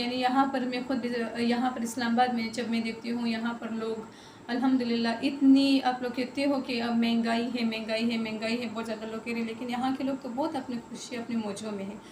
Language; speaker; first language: Urdu; non-native, local second language; Pashto